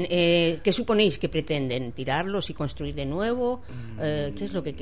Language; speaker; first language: Spanish; native; Spanish